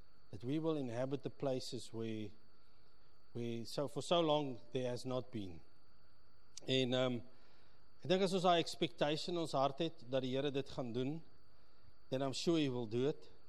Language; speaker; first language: English; early bilingual, other home language; Afrikaans